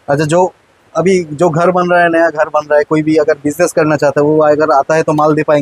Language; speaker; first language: Hindi; non-native, local second language; Bangla